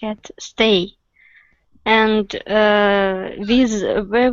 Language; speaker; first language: English; non-native, learner; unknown